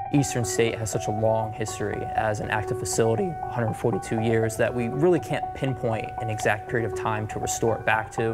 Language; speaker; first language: English; native; English